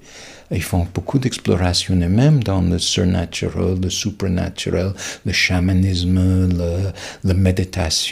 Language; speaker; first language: French; non-native, fluent; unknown